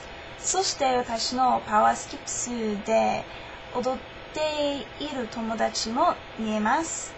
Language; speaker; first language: Japanese; non-native, learner; English